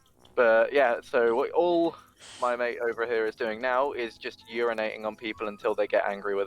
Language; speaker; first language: English; native; English